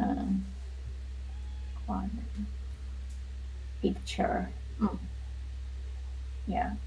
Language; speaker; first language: English; non-native, learner; Russian